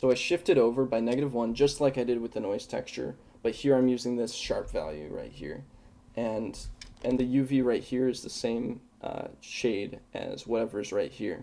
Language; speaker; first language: English; native; English